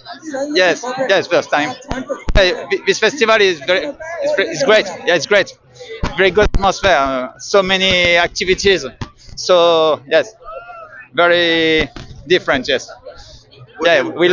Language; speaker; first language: English; non-native, learner; French